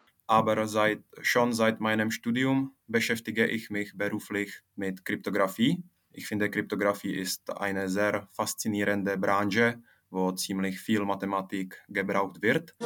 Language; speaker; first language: German; non-native, fluent; Czech